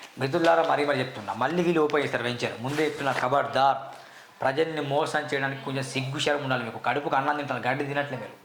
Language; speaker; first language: Telugu; native; Telugu